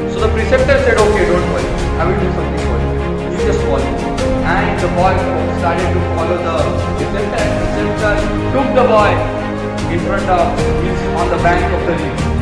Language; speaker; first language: English; non-native, local second language; Marathi